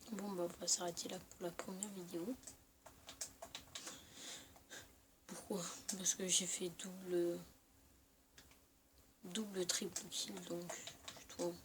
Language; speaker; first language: French; native; French